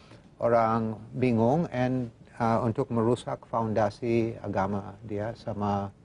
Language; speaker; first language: Indonesian; non-native, fluent; English